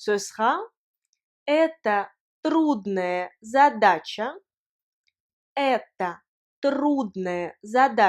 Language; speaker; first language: Russian; non-native, fluent; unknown